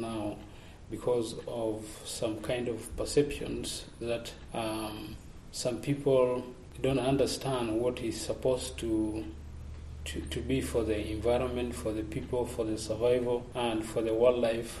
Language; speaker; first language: English; non-native, local second language; Masai